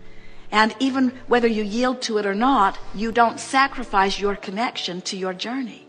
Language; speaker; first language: English; native; English